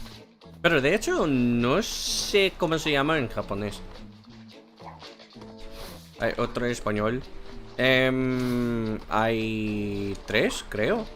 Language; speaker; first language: Spanish; non-native, fluent; English